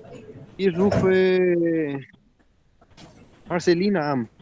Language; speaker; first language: German; non-native, learner; Spanish